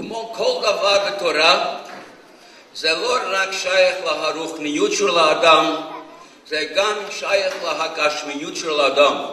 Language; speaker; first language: Hebrew; non-native, fluent; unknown